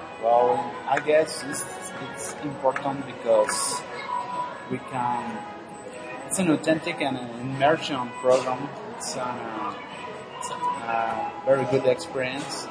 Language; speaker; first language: English; non-native, learner; Spanish